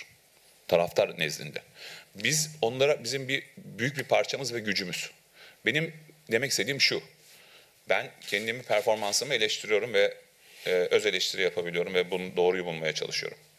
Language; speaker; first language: Turkish; native; Turkish